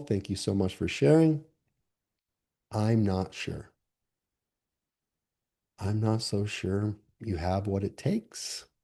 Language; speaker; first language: English; native; English